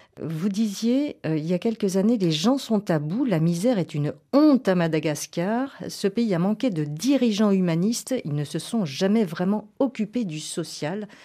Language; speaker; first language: French; native; French